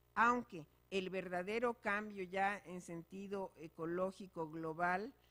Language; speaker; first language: Spanish; native; Spanish